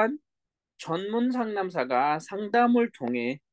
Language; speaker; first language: Korean; non-native, fluent; Nepali